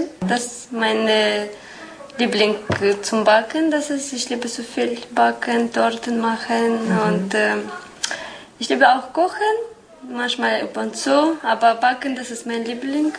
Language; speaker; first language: German; non-native, learner; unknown